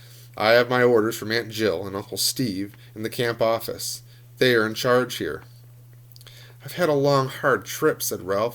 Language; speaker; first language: English; native; English